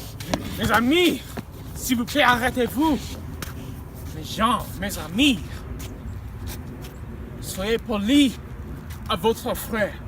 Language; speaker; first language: French; non-native, learner; English